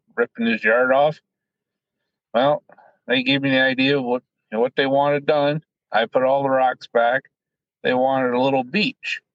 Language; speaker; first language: English; native; English